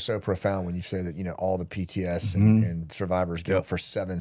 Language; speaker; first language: English; native; English